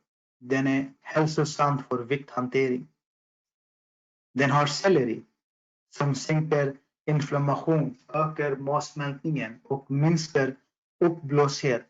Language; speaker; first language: Swedish; non-native, fluent; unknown